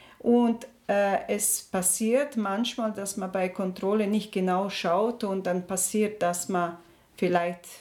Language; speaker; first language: German; non-native, learner; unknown